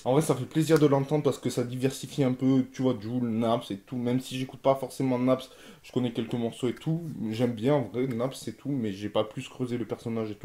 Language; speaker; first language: French; native; French